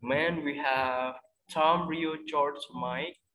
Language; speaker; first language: English; non-native, fluent; Indonesian